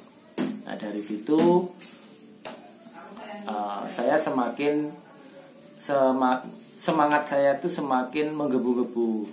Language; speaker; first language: Indonesian; non-native, local second language; Javanese